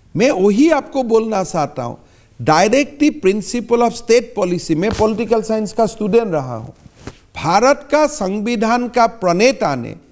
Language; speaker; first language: Hindi; non-native, local second language; Assamese